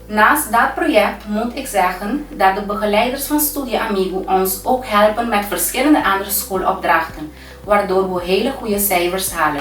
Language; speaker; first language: Dutch; non-native, local second language; Papiamento